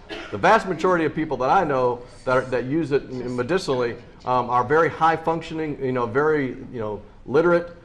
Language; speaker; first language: English; native; English